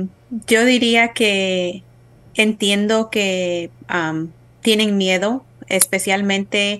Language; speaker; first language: Spanish; early bilingual, heritage; Spanish